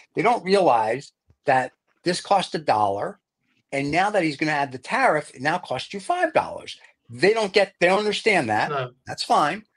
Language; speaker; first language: English; native; English